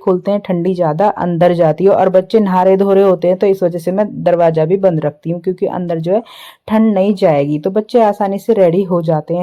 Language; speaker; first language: Hindi; native; Hindi